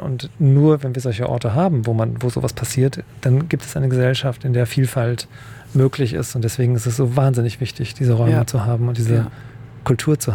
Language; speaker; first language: German; native; German